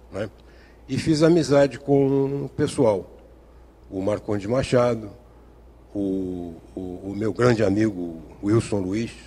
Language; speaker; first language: Portuguese; native; Portuguese